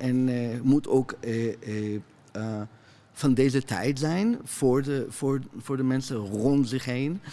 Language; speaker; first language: Dutch; non-native, fluent; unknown